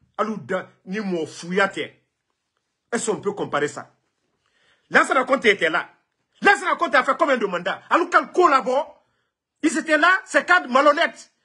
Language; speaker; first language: French; non-native, local second language; Mandingo